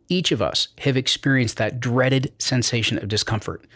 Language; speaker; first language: English; native; English